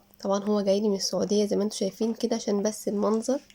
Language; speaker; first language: Arabic; native; Arabic